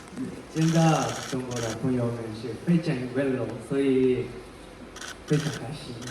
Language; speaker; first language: Chinese; non-native, learner; Japanese